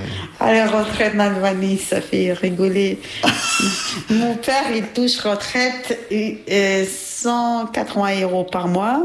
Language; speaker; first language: French; non-native, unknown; Albanian